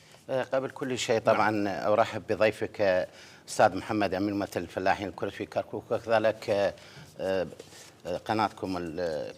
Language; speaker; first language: Arabic; native; Arabic